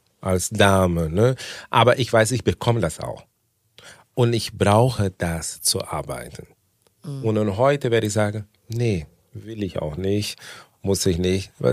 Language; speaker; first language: German; non-native, fluent; Portuguese